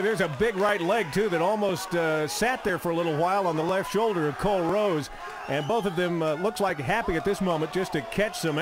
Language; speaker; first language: English; native; English